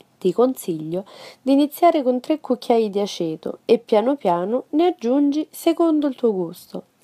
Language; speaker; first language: Italian; non-native, fluent; Spanish